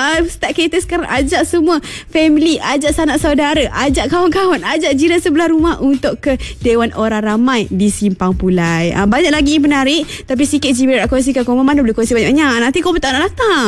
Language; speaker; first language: Malay; native; Malay